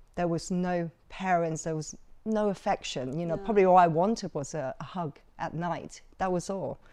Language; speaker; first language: English; early bilingual, other home language; Cantonese